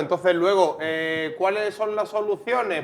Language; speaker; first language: Spanish; native; Spanish